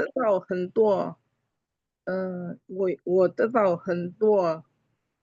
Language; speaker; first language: Chinese; non-native, learner; Indonesian